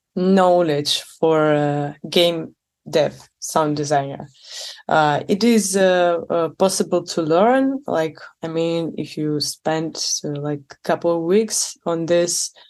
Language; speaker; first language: English; non-native, fluent; Russian